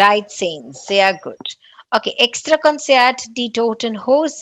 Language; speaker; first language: German; non-native, fluent; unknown